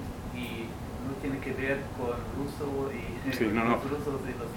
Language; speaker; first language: Spanish; non-native, fluent; German